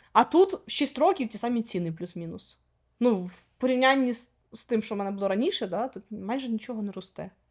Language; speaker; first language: Ukrainian; native; Ukrainian